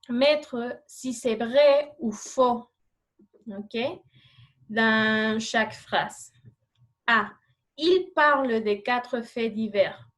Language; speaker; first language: French; non-native, fluent; Spanish